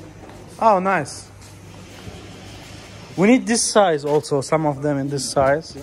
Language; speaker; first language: English; non-native, fluent; German